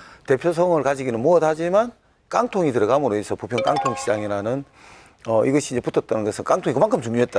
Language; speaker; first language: Korean; native; Korean